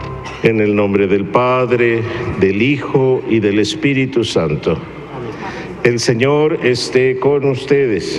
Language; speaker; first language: Spanish; native; Spanish